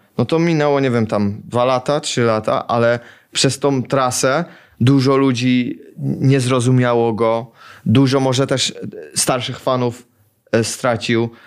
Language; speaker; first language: Polish; early bilingual, heritage; Polish